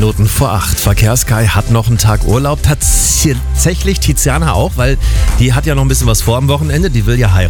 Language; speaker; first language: German; native; German